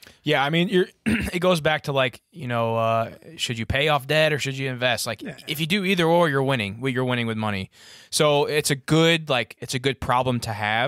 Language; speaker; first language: English; native; English